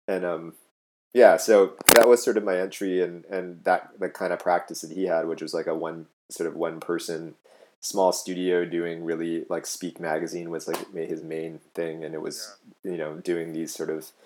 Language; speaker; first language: English; native; English